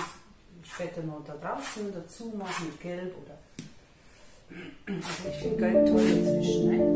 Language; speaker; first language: German; non-native, learner; Filipino